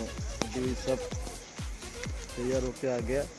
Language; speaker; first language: Hindi; non-native, local second language; Bangla